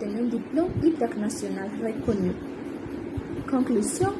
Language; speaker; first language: French; non-native, learner; Spanish